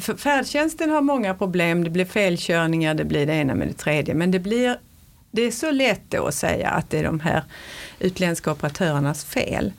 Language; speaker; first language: Swedish; native; Swedish